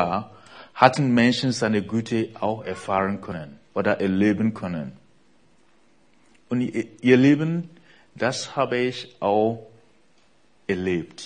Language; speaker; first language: German; non-native, fluent; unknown